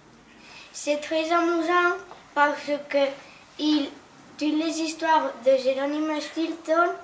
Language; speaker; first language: French; non-native, learner; Catalan